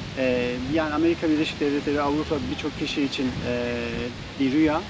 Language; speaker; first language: Turkish; native; Turkish